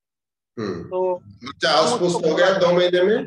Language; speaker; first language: Hindi; native; Hindi